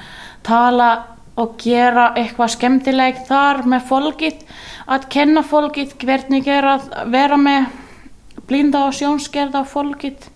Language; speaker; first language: Icelandic; non-native, learner; Finnish